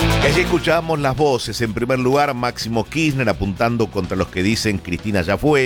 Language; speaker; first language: Spanish; native; Spanish